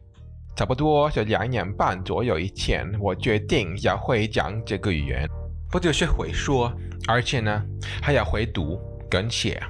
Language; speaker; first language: Chinese; non-native, fluent; English